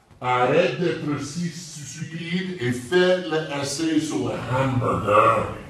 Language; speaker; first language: French; non-native, learner; English